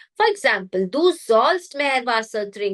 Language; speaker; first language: German; non-native, fluent; Hindi